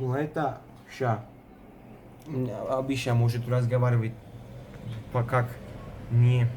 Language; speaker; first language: Russian; early bilingual, heritage; Russian